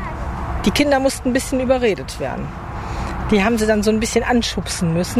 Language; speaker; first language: German; native; German